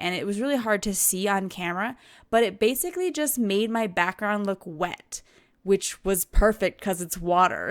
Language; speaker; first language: English; native; English